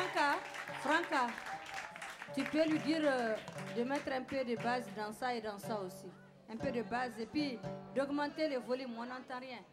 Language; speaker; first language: French; non-native, local second language; Tamasheq